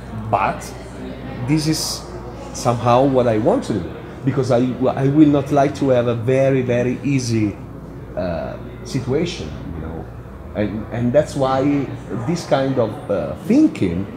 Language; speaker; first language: English; non-native, fluent; Italian